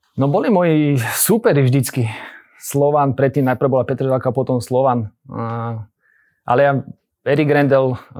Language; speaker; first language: Slovak; native; Slovak